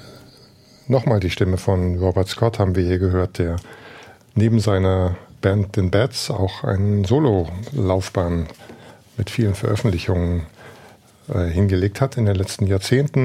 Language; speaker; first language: German; native; German